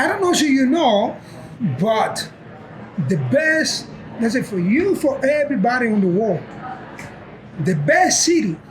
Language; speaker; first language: English; non-native, learner; Spanish